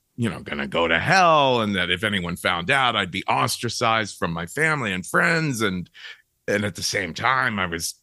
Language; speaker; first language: English; native; English